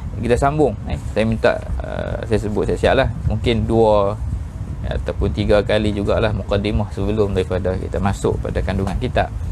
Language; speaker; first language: Malay; native; Malay